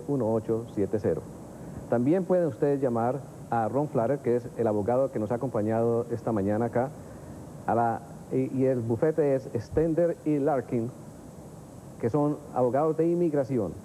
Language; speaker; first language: Spanish; native; Spanish